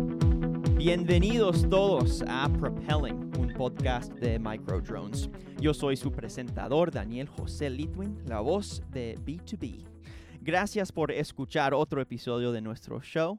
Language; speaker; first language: Spanish; non-native, fluent; English